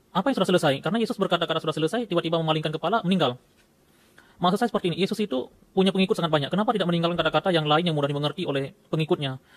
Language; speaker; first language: Indonesian; native; Indonesian